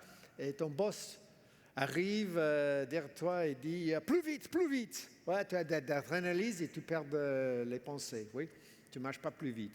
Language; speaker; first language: French; non-native, fluent; English